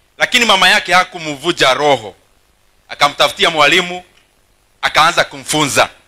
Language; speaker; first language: Swahili; non-native, local second language; Kikuyu